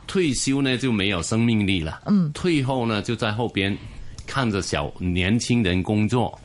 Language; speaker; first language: Chinese; non-native, fluent; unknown